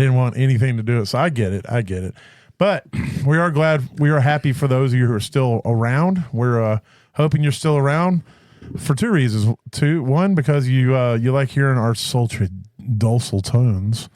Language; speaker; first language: English; native; English